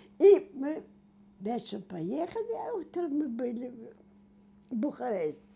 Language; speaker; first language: Russian; non-native, local second language; Yiddish